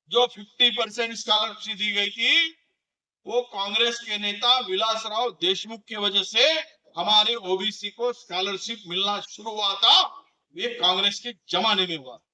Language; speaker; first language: Hindi; non-native, local second language; Marathi